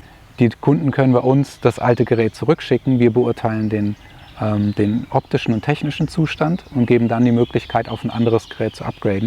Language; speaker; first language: German; native; German